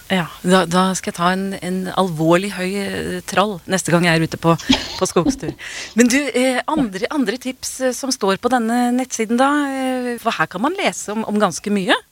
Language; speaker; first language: Norwegian; native; Norwegian